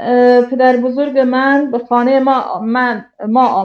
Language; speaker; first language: Persian; native; Persian